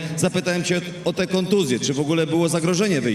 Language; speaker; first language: Polish; native; Polish